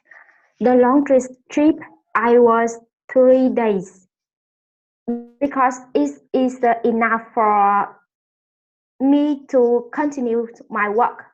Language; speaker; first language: English; non-native, learner; Vietnamese